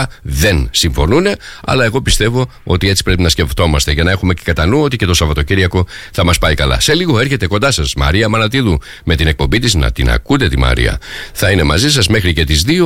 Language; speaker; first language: Greek; native; Greek